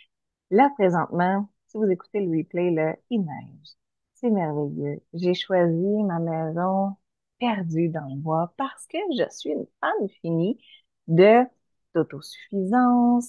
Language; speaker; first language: French; native; French